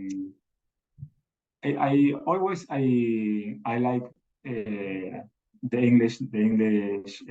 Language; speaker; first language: English; non-native, learner; Spanish